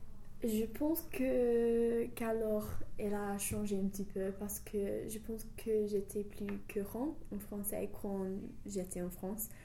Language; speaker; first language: French; non-native, fluent; English